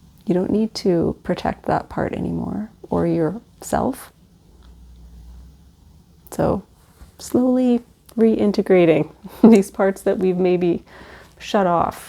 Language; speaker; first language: English; native; English